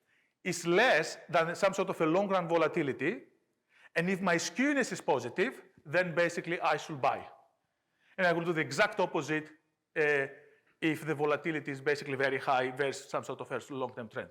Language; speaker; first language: English; non-native, fluent; Greek